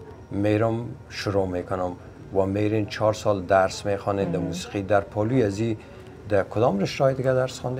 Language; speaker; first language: Persian; native; Persian